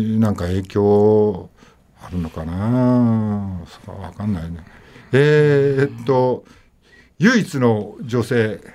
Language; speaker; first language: Japanese; native; Japanese